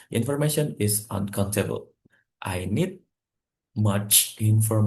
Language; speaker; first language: English; non-native, fluent; Indonesian